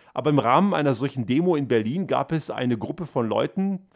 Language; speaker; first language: German; early bilingual, other home language; Croatian